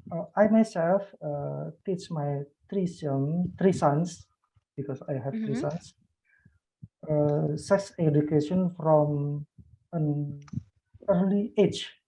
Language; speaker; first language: English; non-native, learner; Indonesian